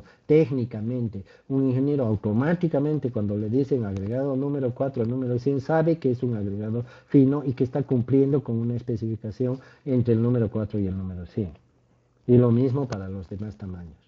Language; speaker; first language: Spanish; native; Spanish